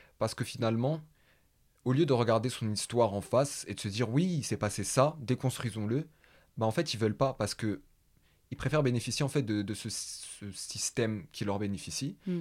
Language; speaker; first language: French; native; French